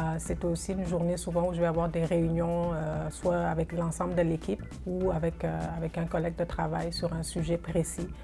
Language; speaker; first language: French; non-native, local second language; Wolof